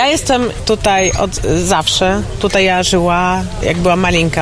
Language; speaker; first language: Polish; non-native, local second language; Ukrainian